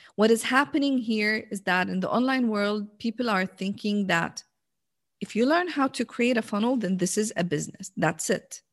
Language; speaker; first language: English; non-native, fluent; Arabic